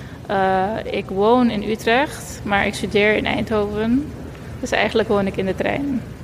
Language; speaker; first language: Dutch; non-native, local second language; Papiamento